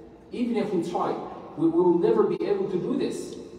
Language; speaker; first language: English; non-native, fluent; Arabic